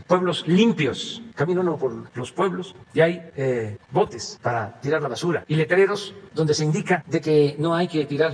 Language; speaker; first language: Spanish; native; Spanish